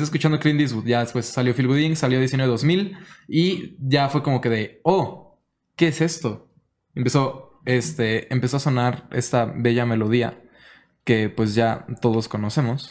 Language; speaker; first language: Spanish; native; Spanish